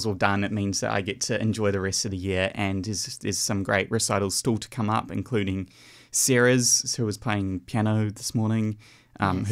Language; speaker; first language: English; native; English